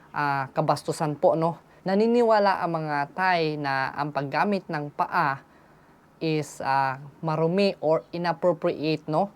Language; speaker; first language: Filipino; non-native, local second language; Cebuano